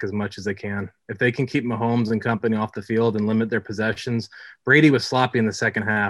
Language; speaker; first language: English; native; English